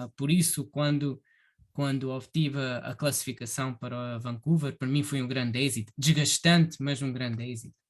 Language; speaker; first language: Portuguese; early bilingual, heritage; Portuguese